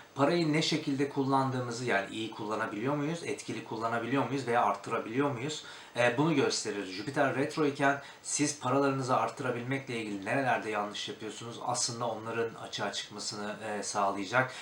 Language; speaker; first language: Turkish; native; Turkish